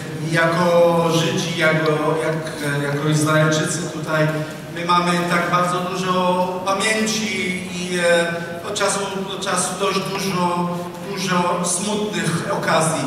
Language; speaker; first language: Polish; non-native, fluent; Hebrew